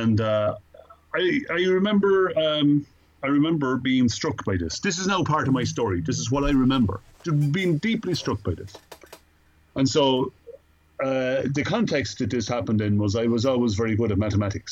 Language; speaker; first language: English; native; English